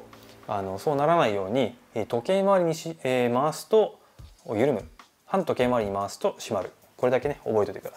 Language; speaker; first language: Japanese; native; Japanese